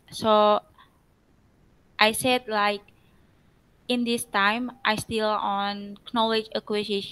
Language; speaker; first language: English; non-native, learner; Indonesian